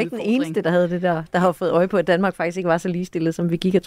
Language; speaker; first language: Danish; native; Danish